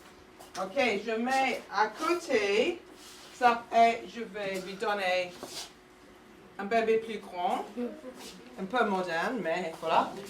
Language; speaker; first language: French; non-native, fluent; English